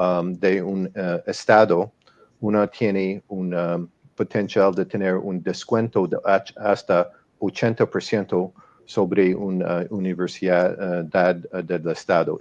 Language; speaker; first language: Spanish; non-native, fluent; English